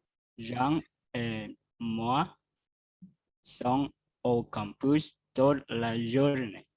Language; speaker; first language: French; non-native, learner; Indonesian